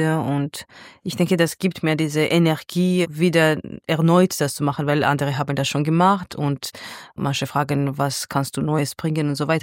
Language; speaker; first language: German; non-native, fluent; Georgian